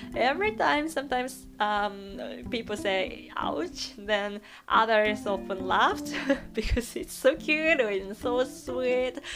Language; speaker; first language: English; non-native, fluent; Japanese